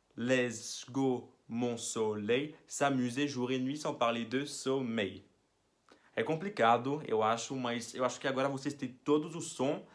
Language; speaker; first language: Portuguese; non-native, fluent; French